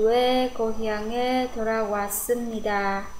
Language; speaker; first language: Korean; non-native, fluent; Vietnamese